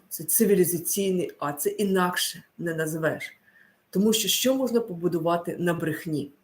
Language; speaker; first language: Ukrainian; non-native, local second language; Russian